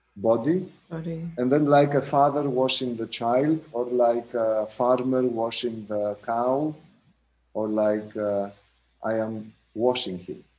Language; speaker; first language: English; non-native, fluent; Greek